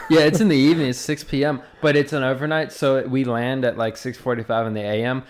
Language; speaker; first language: English; native; English